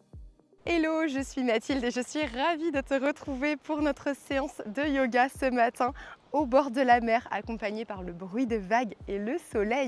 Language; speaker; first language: French; native; French